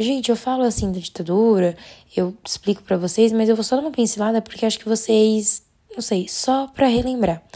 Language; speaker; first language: Portuguese; native; Portuguese